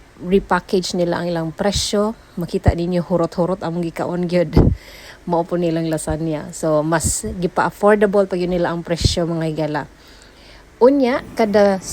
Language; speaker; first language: Cebuano; native; Cebuano